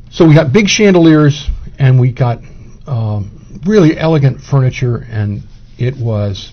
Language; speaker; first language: English; native; English